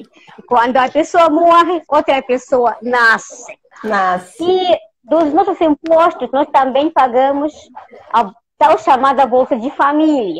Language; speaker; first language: Portuguese; non-native, fluent; Russian